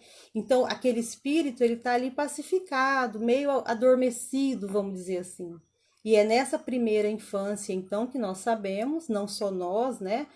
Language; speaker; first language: Portuguese; native; Portuguese